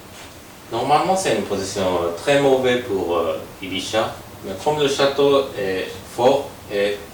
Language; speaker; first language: French; non-native, fluent; Japanese